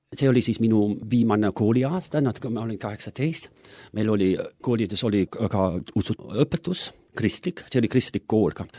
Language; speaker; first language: Estonian; non-native, fluent; German